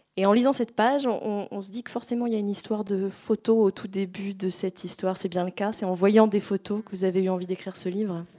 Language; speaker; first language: French; native; French